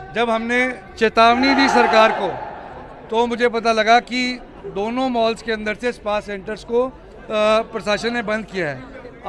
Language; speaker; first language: Hindi; native; Hindi